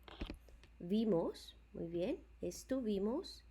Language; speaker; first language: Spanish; non-native, fluent; English